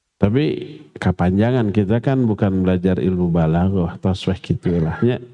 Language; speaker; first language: Malay; non-native, local second language; Sundanese